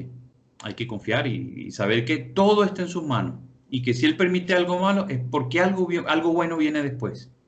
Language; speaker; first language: Spanish; native; Spanish